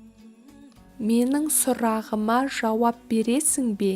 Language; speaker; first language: Kazakh; native; Kazakh